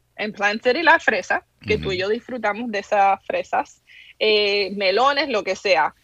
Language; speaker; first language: Spanish; early bilingual, heritage; Spanish